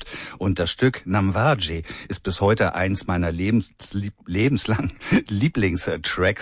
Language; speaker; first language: German; native; German